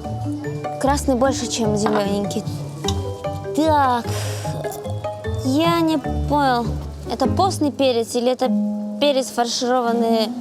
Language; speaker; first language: Russian; native; Russian